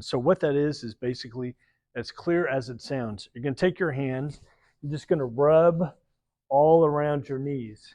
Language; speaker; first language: English; native; English